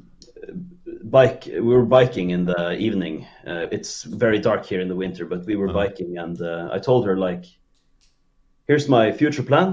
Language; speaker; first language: English; non-native, fluent; Norwegian